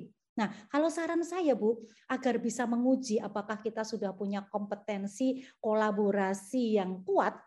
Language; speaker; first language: Indonesian; native; Indonesian